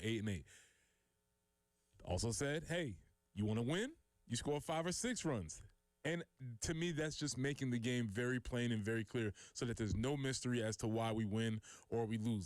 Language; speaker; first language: English; native; English